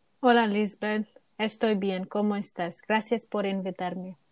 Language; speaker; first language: Spanish; non-native, learner; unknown